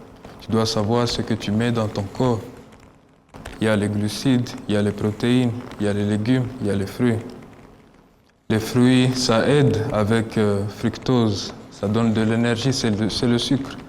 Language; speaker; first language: French; non-native, local second language; Kinyarwanda